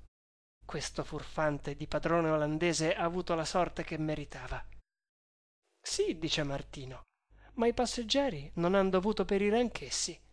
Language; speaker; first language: Italian; native; Italian